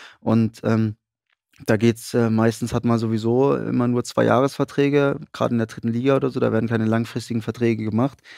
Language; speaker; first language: German; native; German